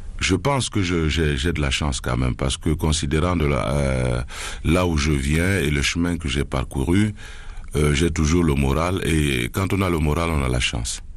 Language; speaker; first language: French; non-native, local second language; Duala